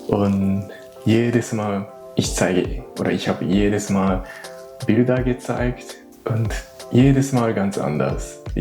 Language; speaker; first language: German; non-native, learner; Japanese